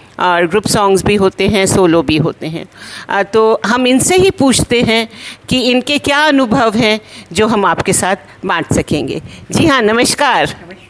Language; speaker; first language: Hindi; native; Hindi